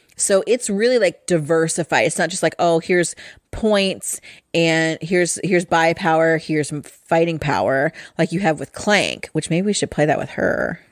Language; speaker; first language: English; native; English